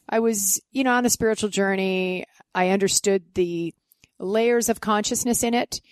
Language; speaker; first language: English; native; English